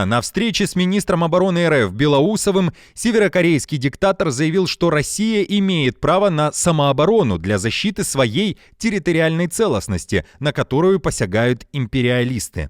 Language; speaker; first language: Russian; native; Russian